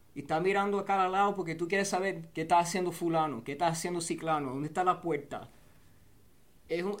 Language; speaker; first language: Spanish; early bilingual, heritage; Spanish